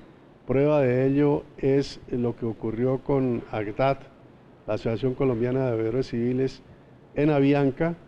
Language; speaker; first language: Spanish; native; Spanish